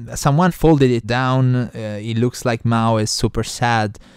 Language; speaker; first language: English; non-native, fluent; Italian